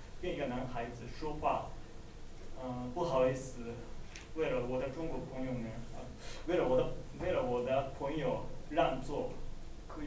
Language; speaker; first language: Chinese; non-native, learner; Japanese